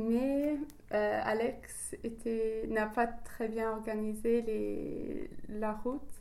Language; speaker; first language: French; non-native, learner; English